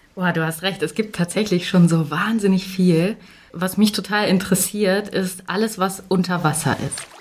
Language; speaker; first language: German; native; German